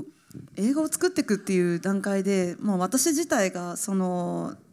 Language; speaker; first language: Japanese; native; Japanese